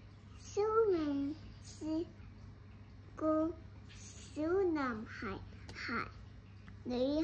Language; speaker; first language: Chinese; non-native, local second language; Cantonese